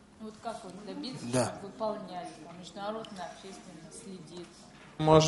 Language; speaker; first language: Russian; non-native, learner; Mongolian